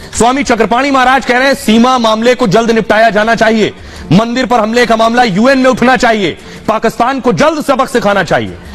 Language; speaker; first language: Hindi; native; Hindi